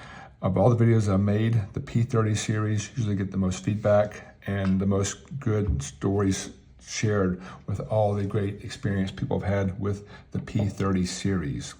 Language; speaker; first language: English; native; English